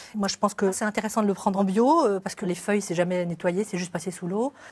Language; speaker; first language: French; native; French